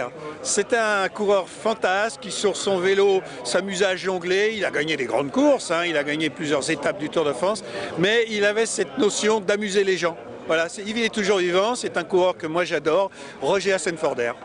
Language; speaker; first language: French; native; French